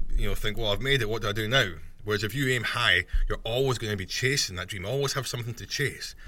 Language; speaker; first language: English; native; English